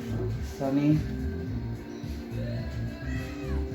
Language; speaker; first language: English; non-native, local second language; Urdu